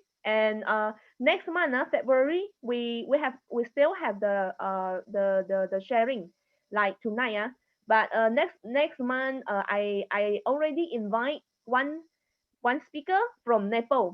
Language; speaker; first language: English; non-native, learner; Chinese